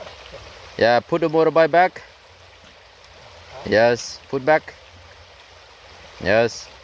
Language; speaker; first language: English; non-native, learner; Lao